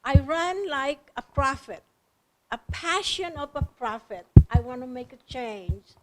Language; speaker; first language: English; non-native, local second language; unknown